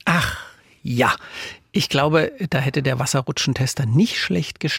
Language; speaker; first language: German; native; German